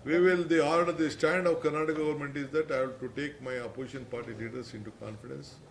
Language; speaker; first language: English; non-native, local second language; Kannada